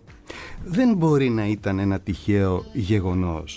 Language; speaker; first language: Greek; native; Greek